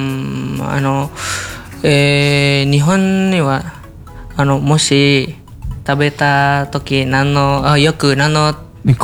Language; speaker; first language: Japanese; non-native, learner; Indonesian